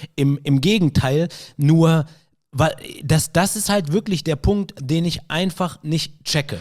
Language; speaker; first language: German; early bilingual, other home language; Arabic